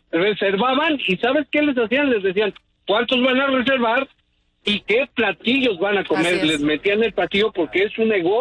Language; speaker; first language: Spanish; native; Spanish